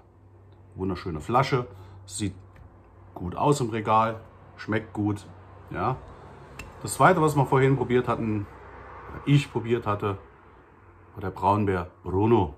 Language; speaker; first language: German; native; German